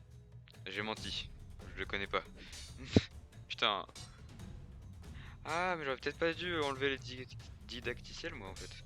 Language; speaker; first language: French; native; French